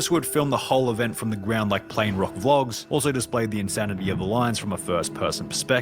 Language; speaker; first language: English; native; English